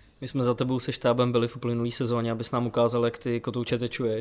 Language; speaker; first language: Czech; native; Czech